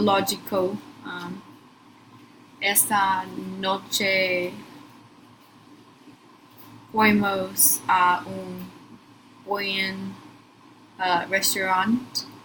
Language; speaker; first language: Spanish; non-native, learner; English